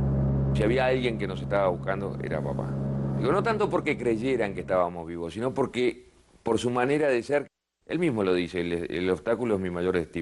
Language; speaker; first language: Spanish; native; Spanish